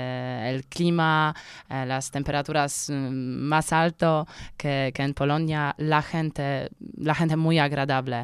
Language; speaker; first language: Spanish; non-native, learner; Polish